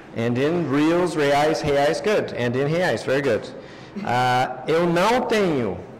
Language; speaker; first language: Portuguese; non-native, fluent; English